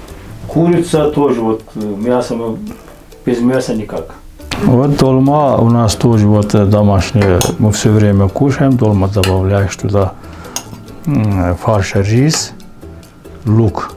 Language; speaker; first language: Russian; non-native, fluent; Azerbaijani